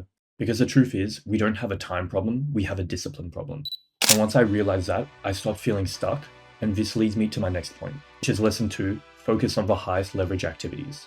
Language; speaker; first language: English; native; English